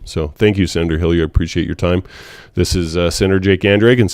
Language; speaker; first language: English; native; English